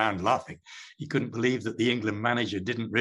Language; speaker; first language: English; native; English